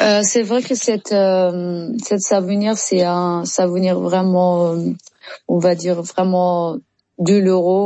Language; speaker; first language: French; non-native, learner; Persian